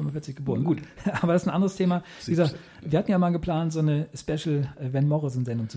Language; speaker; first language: German; native; German